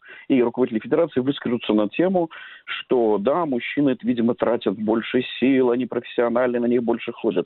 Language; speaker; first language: Russian; native; Russian